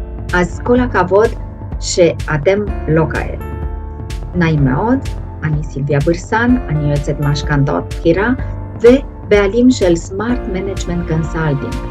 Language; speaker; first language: Hebrew; native; Hebrew